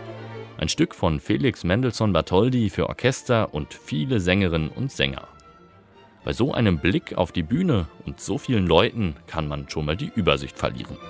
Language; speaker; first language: German; native; German